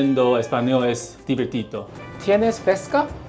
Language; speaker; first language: Spanish; non-native, learner; Chinese